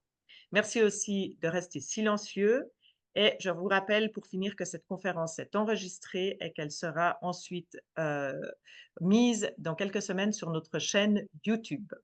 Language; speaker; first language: French; native; French